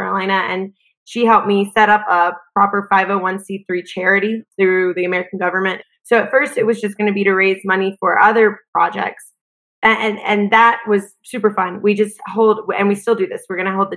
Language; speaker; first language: English; native; English